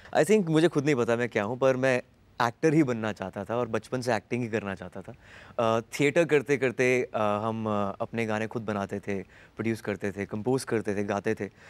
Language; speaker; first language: Hindi; native; Hindi